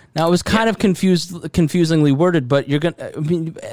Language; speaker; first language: English; early bilingual, other home language; German